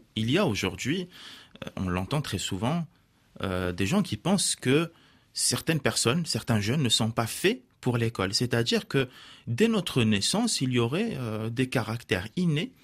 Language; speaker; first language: French; non-native, local second language; Arabic